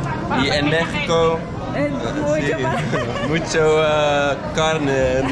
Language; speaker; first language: Spanish; non-native, learner; Dutch